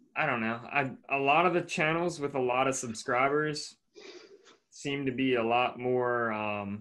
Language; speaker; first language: English; native; English